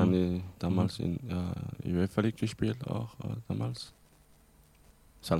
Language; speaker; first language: German; non-native, fluent; French